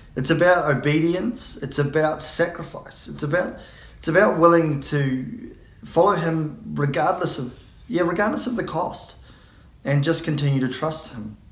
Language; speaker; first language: English; native; English